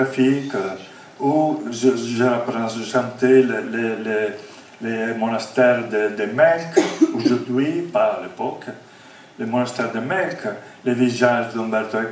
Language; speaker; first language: French; non-native, fluent; Italian